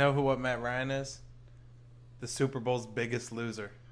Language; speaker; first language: English; native; English